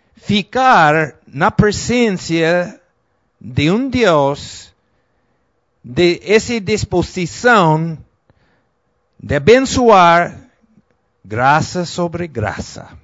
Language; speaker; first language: Portuguese; non-native, fluent; Spanish